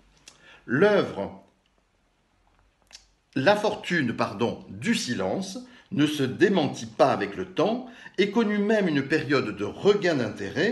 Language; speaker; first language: French; native; French